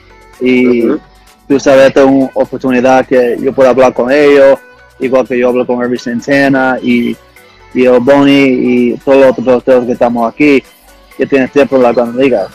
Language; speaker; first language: Spanish; early bilingual, heritage; English